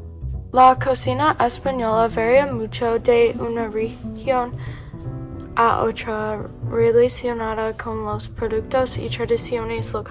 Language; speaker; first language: Spanish; non-native, learner; English